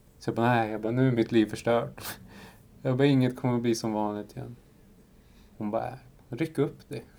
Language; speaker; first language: Swedish; early bilingual, other home language; Spanish